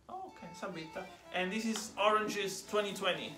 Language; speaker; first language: English; non-native, fluent; Italian